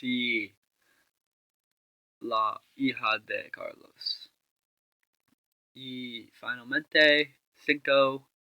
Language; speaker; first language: Spanish; non-native, learner; English